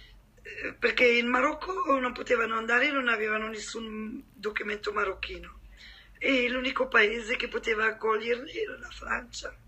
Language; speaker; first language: Italian; non-native, fluent; French